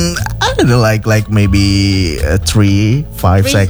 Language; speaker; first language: English; non-native, fluent; Indonesian